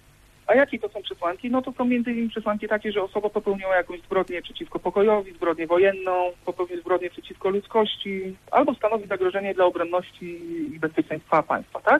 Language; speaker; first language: Polish; native; Polish